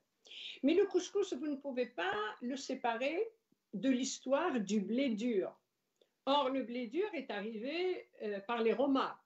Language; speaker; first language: French; non-native, local second language; Arabic